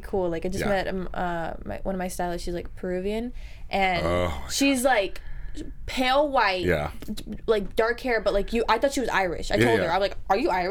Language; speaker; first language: English; early bilingual, other home language; Spanish